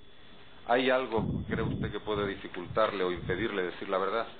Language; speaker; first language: Spanish; native; Spanish